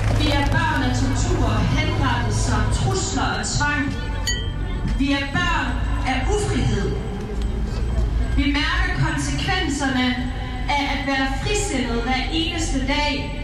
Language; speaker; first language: Danish; early bilingual, other home language; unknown